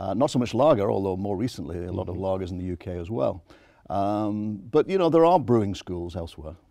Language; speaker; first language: English; native; English